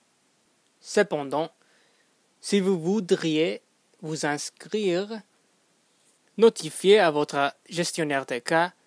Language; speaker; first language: French; non-native, fluent; English